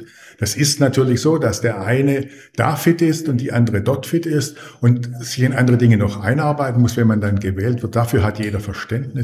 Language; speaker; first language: German; native; German